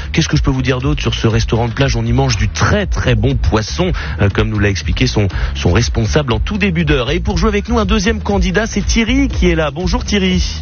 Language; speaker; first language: French; native; French